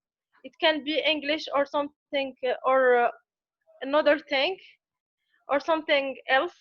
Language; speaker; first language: English; non-native, learner; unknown